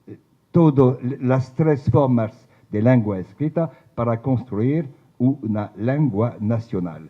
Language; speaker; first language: Spanish; non-native, fluent; French